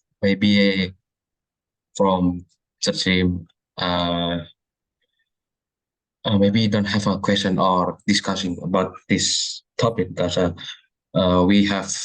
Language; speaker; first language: English; non-native, learner; Indonesian